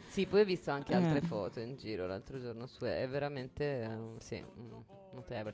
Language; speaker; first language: Italian; native; Italian